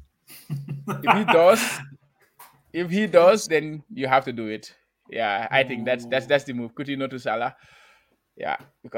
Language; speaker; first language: English; non-native, local second language; Wolof